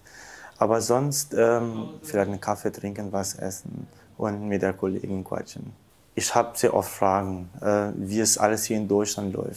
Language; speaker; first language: German; non-native, fluent; Albanian